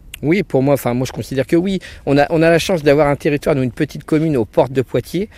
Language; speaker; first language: French; native; French